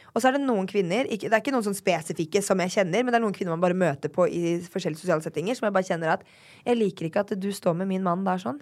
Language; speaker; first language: Norwegian; native; Norwegian